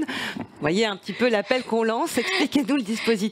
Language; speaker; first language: French; native; French